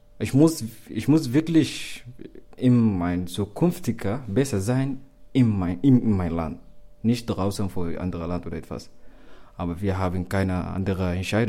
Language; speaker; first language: German; non-native, learner; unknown